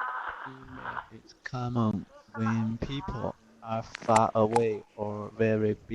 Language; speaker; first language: English; non-native, learner; Chinese